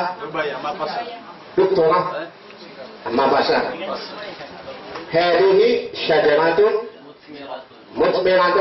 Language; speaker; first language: Arabic; non-native, fluent; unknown